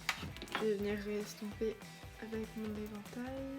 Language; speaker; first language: French; native; French